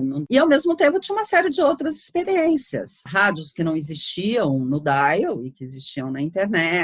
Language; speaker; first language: Portuguese; native; Portuguese